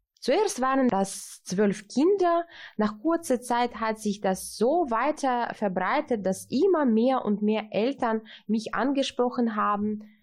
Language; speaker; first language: German; early bilingual, heritage; Russian